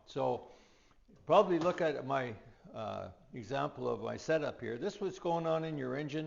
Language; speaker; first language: English; native; English